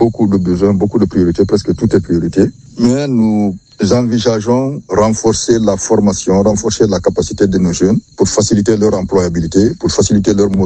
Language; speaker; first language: French; non-native, local second language; Fula